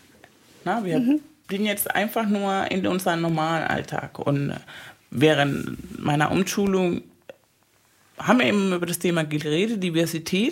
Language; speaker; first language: German; non-native, fluent; Spanish